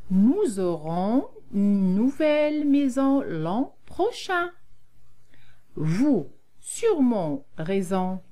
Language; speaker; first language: French; non-native, local second language; Arabic